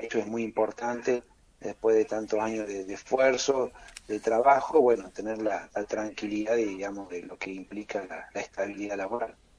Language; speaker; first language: Spanish; native; Spanish